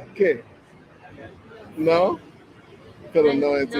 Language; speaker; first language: Spanish; non-native, learner; English